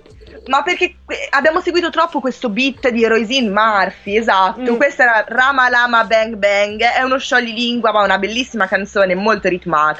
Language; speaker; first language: Italian; native; Italian